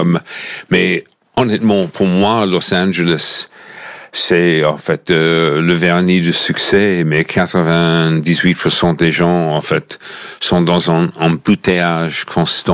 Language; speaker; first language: French; non-native, fluent; English